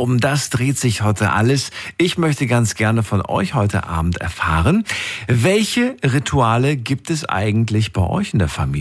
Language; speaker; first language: German; native; German